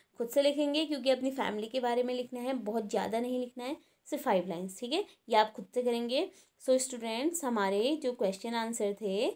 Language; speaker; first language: Hindi; native; Hindi